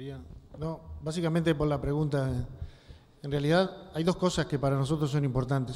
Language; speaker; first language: Spanish; native; Spanish